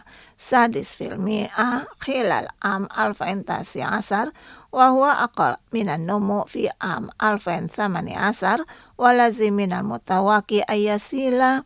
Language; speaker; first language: Arabic; non-native, fluent; Indonesian